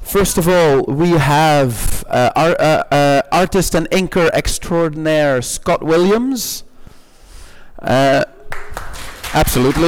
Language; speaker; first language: English; non-native, fluent; Dutch